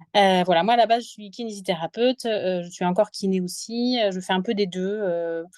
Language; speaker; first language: French; native; French